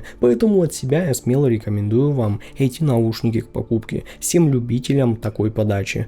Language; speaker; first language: Russian; native; Russian